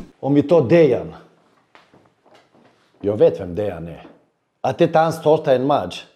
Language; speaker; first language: Swedish; early bilingual, other home language; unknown